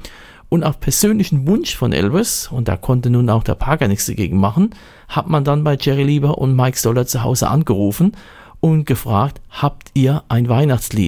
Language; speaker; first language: German; native; German